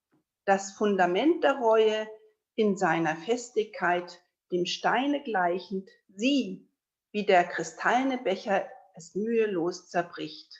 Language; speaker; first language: German; native; German